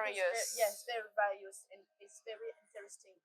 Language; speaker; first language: English; non-native, learner; French